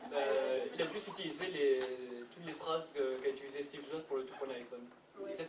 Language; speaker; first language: French; native; French